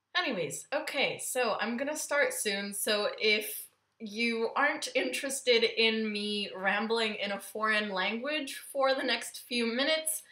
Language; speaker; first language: English; early bilingual, other home language; Romanian